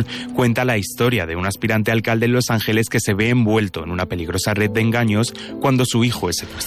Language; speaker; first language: Spanish; native; Spanish